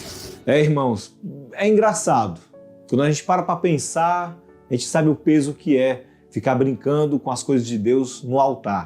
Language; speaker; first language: Portuguese; native; Portuguese